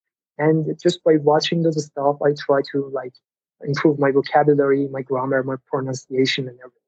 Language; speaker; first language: English; non-native, fluent; Persian